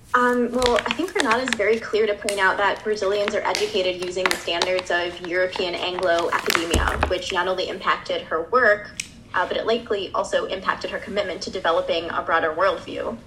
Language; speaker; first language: English; native; English